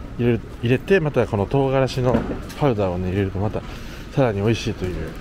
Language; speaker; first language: Japanese; native; Japanese